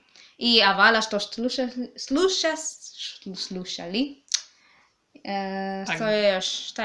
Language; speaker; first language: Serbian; non-native, learner; English